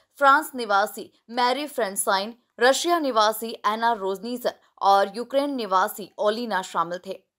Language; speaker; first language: Hindi; native; Hindi